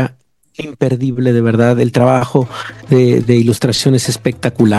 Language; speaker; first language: Spanish; native; Spanish